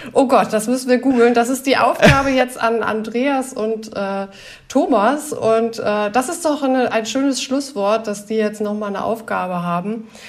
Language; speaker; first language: German; native; German